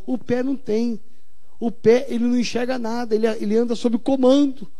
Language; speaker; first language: Portuguese; native; Portuguese